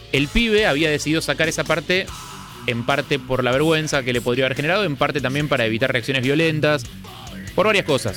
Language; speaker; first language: Spanish; native; Spanish